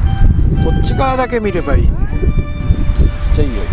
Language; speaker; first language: Japanese; native; Japanese